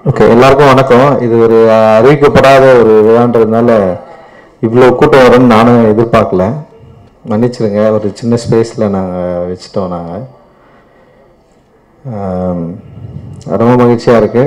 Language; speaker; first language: Tamil; native; Tamil